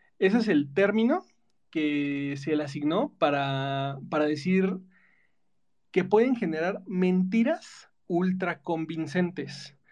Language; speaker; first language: Spanish; native; Spanish